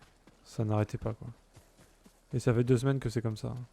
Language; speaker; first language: French; native; French